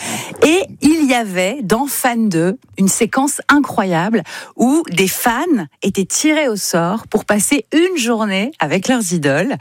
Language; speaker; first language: French; native; French